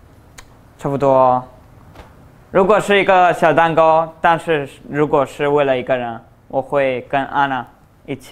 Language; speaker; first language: Chinese; early bilingual, other home language; Spanish